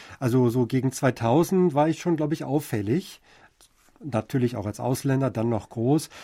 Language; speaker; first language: German; native; German